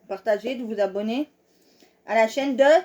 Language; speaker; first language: French; native; French